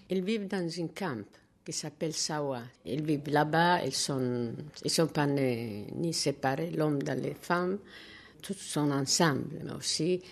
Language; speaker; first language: French; non-native, learner; Tigrinya